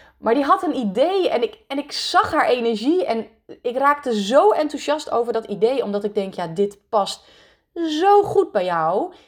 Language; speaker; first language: Dutch; native; Dutch